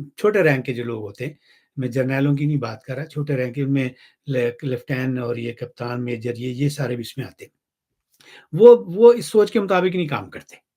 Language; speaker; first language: Urdu; non-native, local second language; Punjabi